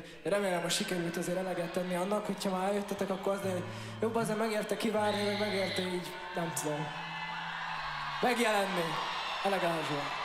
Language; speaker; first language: Hungarian; native; Hungarian